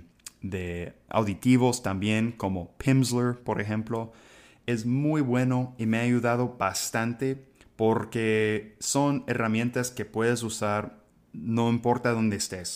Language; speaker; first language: Spanish; non-native, fluent; English